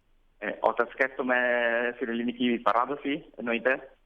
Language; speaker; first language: Greek; non-native, fluent; Italian